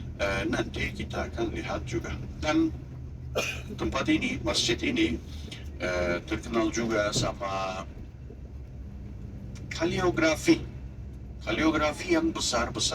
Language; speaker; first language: Indonesian; non-native, fluent; Turkish